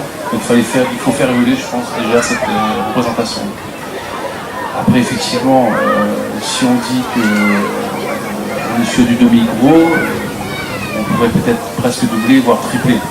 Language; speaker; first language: French; native; French